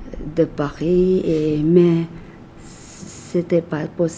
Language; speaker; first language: French; non-native, fluent; Thai